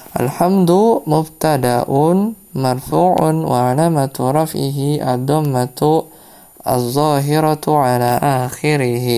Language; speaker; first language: Arabic; non-native, fluent; Indonesian